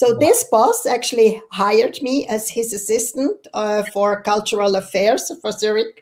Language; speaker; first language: English; non-native, fluent; Swiss German